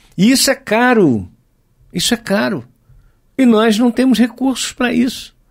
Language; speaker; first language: Portuguese; native; Portuguese